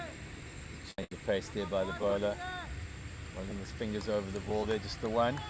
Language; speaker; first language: English; native; English